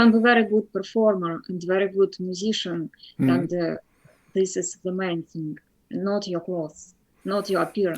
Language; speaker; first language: English; non-native, fluent; Russian